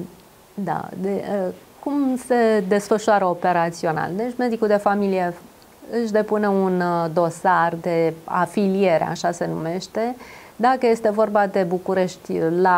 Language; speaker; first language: Romanian; native; Romanian